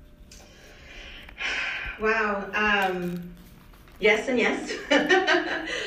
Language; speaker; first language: English; early bilingual, other home language; Spanish